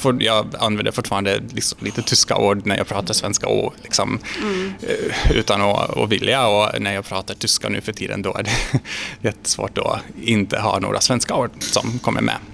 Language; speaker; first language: Swedish; non-native, fluent; Hungarian